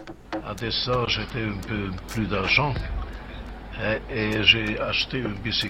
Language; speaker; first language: French; non-native, fluent; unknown